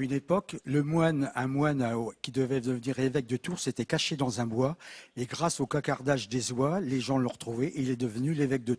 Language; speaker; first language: French; native; French